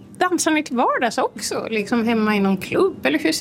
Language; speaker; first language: Swedish; native; Swedish